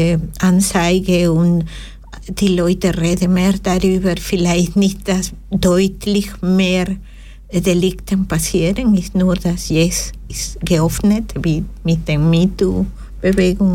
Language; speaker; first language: German; non-native, fluent; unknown